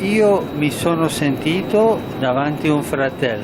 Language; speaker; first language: Italian; non-native, fluent; Spanish